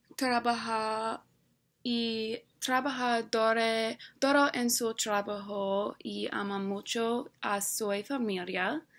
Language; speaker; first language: Spanish; non-native, learner; English